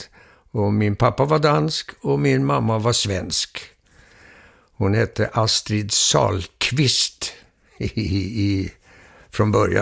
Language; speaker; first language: Swedish; early bilingual, heritage; Swedish